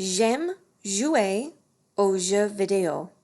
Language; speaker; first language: French; non-native, fluent; English